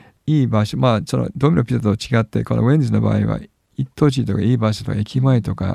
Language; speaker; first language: Japanese; non-native, fluent; English